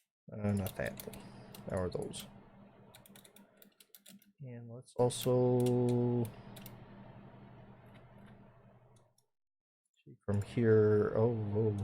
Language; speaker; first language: English; native; English